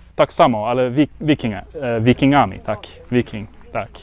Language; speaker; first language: Polish; non-native, learner; Norwegian